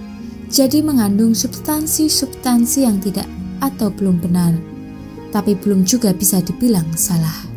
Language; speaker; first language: Indonesian; native; Indonesian